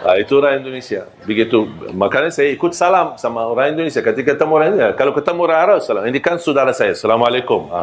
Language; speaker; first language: Malay; non-native, fluent; Arabic